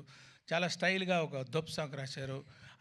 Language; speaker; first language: Telugu; non-native, fluent; Tamil